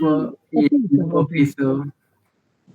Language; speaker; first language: Italian; non-native, learner; Bangla